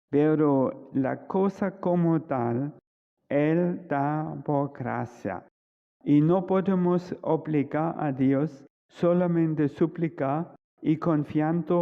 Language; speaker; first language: Spanish; non-native, fluent; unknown